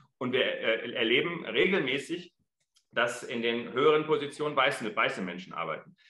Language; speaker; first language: German; early bilingual, other home language; Arabic